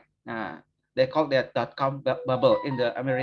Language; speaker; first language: English; non-native, learner; Indonesian